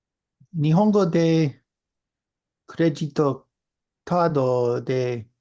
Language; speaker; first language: Japanese; non-native, learner; English